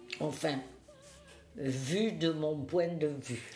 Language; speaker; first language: French; native; French